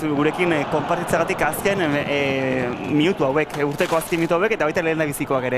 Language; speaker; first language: Basque; native; Basque